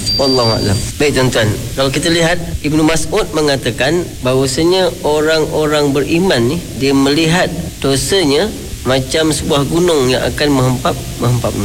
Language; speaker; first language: Malay; native; Malay